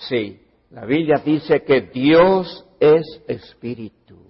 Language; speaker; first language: Spanish; early bilingual, heritage; Spanish